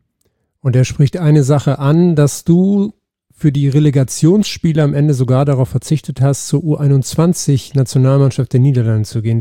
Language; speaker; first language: German; native; German